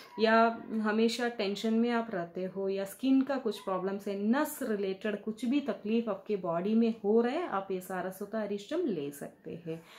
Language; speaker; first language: Hindi; non-native, local second language; Kannada